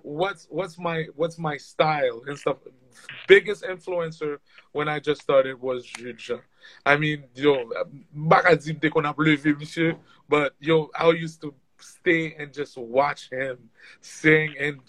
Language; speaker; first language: English; non-native, fluent; Haitian Creole